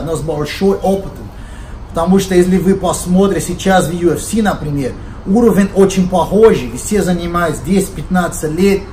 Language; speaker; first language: Russian; non-native, learner; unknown